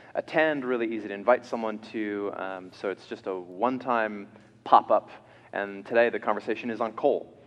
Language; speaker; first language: English; native; English